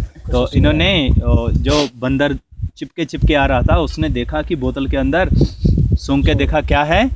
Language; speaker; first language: Hindi; native; Hindi